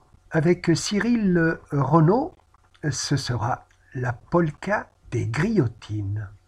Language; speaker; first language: French; native; French